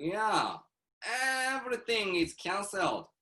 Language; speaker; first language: English; non-native, learner; Japanese